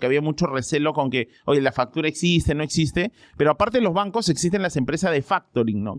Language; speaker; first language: Spanish; native; Spanish